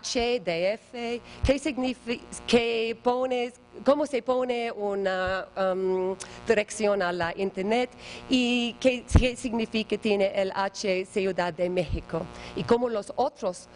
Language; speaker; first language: Spanish; non-native, learner; English